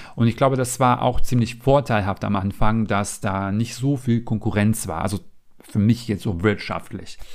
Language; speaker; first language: German; non-native, fluent; Macedonian